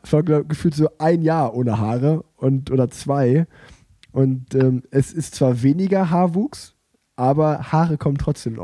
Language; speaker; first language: German; native; German